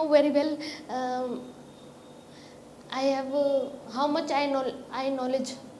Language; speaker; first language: English; non-native, learner; Hindi